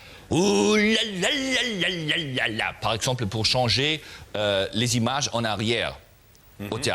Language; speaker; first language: French; non-native, learner; German